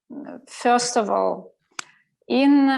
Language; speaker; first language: English; non-native, learner; Russian